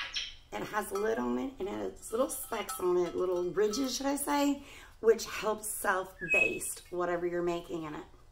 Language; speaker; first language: English; native; English